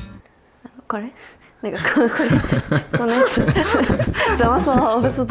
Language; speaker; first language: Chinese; non-native, fluent; Japanese